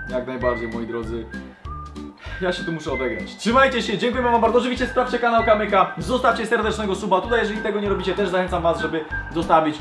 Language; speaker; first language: Polish; native; Polish